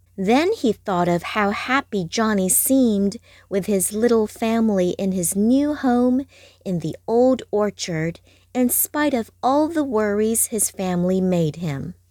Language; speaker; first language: English; non-native, fluent; Chinese